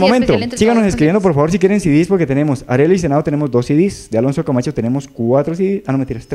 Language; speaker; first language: Spanish; native; Spanish